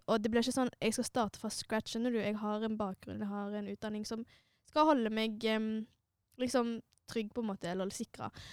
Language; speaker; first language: Norwegian; early bilingual, other home language; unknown